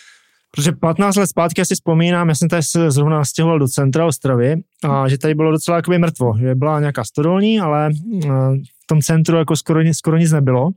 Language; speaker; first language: Czech; native; Czech